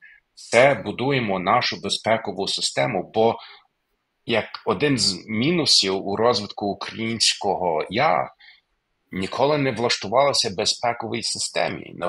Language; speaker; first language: Ukrainian; non-native, fluent; English